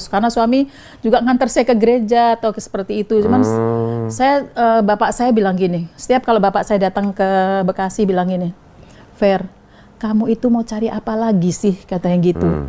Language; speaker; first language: Indonesian; non-native, local second language; Javanese